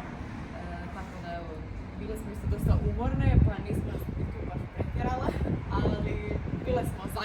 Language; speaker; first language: Croatian; native; Croatian